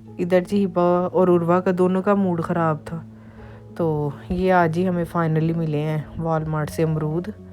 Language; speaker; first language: Urdu; native; Urdu